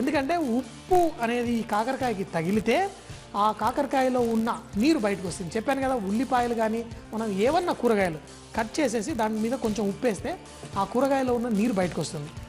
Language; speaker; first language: Telugu; native; Telugu